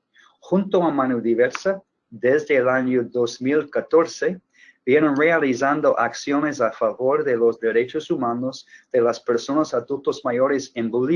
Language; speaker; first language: Spanish; non-native, fluent; English